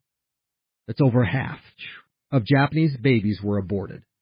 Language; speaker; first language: English; early bilingual, heritage; English